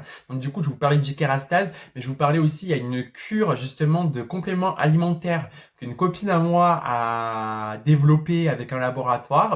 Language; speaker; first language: French; native; French